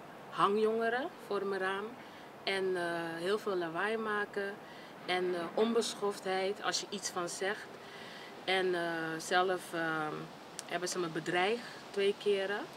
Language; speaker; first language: Dutch; non-native, fluent; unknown